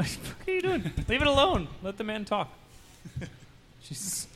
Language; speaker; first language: English; native; English